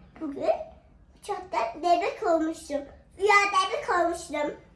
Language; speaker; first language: Turkish; early bilingual, heritage; Turkish